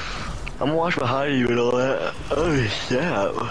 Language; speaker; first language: English; native; English